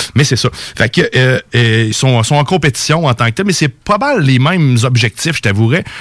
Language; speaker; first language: French; native; French